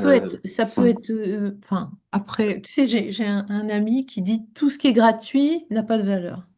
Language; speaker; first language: French; native; French